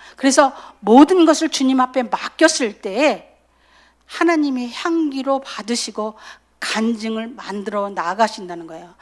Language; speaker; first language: Korean; native; Korean